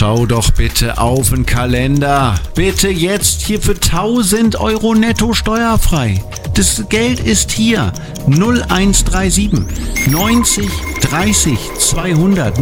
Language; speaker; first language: German; native; German